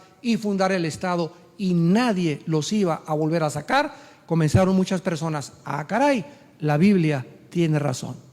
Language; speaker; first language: Spanish; native; Spanish